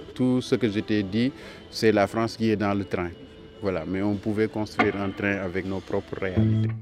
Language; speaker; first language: French; non-native, local second language; Wolof